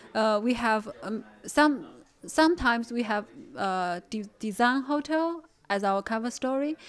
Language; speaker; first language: English; non-native, fluent; Chinese